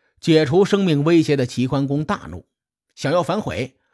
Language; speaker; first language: Chinese; native; Chinese